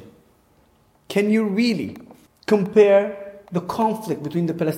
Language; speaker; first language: English; non-native, fluent; Arabic